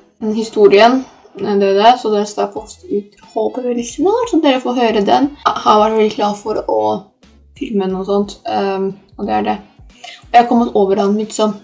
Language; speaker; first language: Norwegian; early bilingual, other home language; Polish